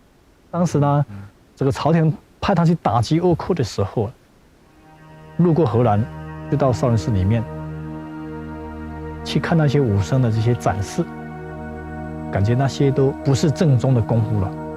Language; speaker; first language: Chinese; native; Chinese